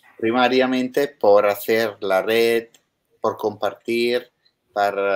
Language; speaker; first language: Spanish; non-native, fluent; Italian